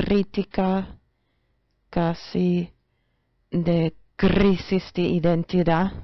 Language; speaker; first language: Spanish; non-native, fluent; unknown